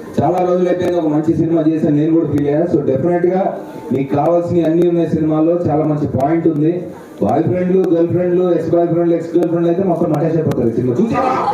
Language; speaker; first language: Telugu; native; Telugu